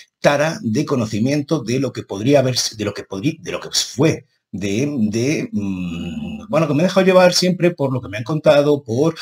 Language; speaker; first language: Spanish; native; Spanish